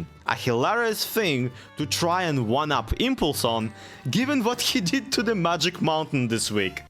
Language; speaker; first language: English; native; English